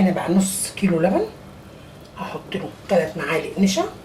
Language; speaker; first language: Arabic; native; Arabic